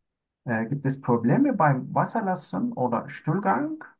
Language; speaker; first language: German; non-native, learner; Turkish